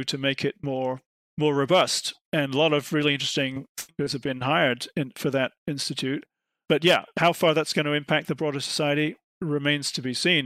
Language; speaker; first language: English; native; English